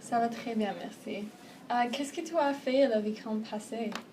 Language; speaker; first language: French; non-native, learner; Persian